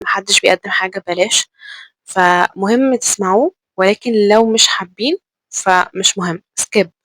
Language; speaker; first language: Arabic; native; Arabic